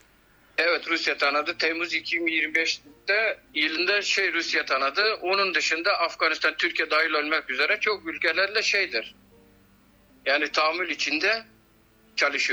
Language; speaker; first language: Turkish; non-native, fluent; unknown